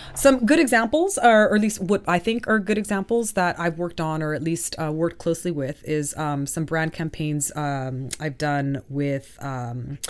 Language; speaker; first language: English; native; English